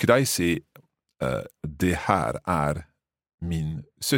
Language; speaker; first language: Swedish; non-native, learner; English